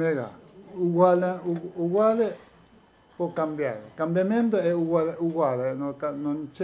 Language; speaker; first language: Italian; non-native, learner; Tibetan